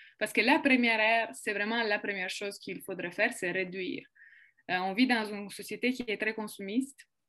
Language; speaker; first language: French; non-native, fluent; Italian